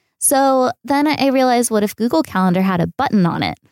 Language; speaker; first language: English; native; English